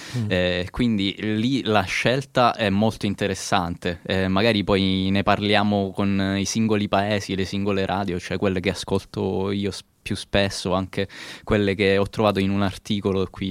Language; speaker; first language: Italian; native; Italian